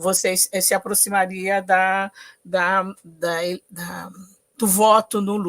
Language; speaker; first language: Portuguese; native; Portuguese